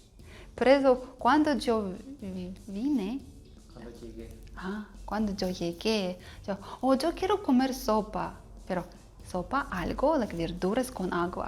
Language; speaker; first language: Spanish; non-native, learner; Russian